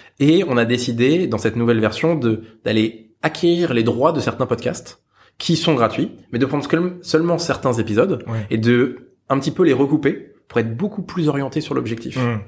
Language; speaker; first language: French; native; French